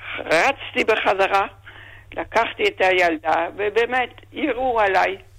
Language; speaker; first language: Hebrew; non-native, fluent; German